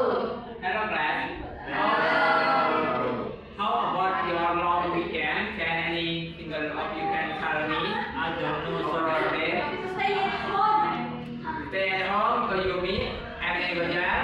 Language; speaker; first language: English; non-native, learner; Indonesian